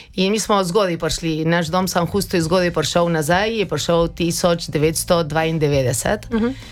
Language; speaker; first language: Slovenian; early bilingual, heritage; Slovenian